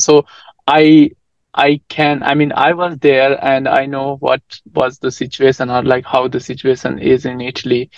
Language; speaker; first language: English; non-native, local second language; Nepali